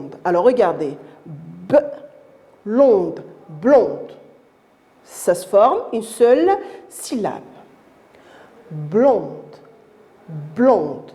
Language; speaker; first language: French; non-native, local second language; Arabic